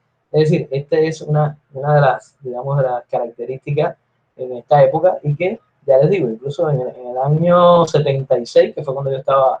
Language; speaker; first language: Spanish; native; Spanish